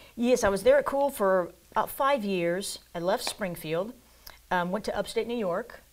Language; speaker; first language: English; native; English